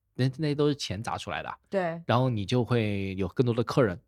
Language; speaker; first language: Chinese; native; Chinese